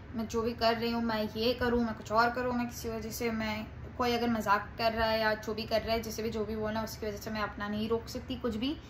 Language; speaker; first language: Hindi; non-native, local second language; Gujarati